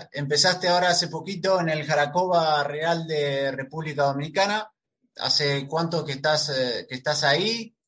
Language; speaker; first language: Spanish; native; Spanish